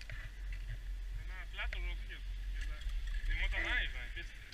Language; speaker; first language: French; native; French